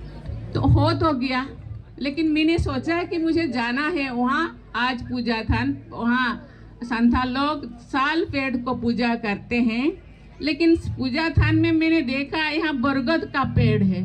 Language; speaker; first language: Hindi; non-native, local second language; Santali